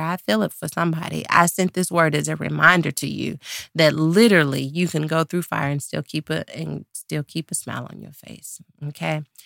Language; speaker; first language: English; native; English